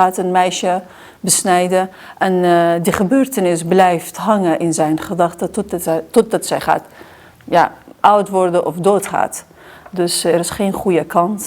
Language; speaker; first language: Dutch; non-native, fluent; Kurdish